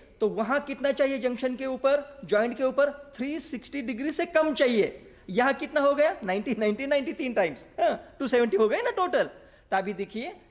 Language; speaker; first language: Hindi; non-native, local second language; Marathi